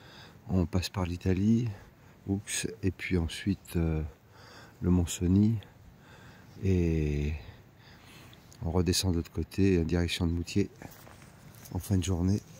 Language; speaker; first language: French; native; French